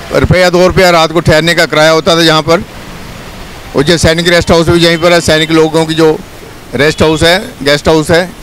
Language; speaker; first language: Hindi; native; Hindi